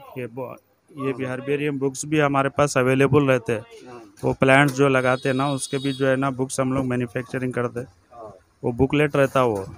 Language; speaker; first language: Hindi; native; Hindi